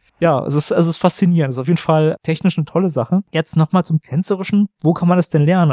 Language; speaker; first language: German; native; German